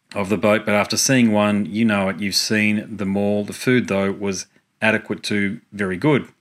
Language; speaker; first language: English; native; English